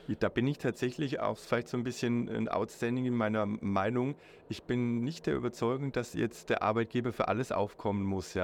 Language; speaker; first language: German; native; German